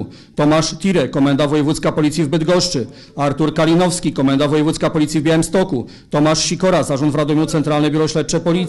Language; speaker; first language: Polish; native; Polish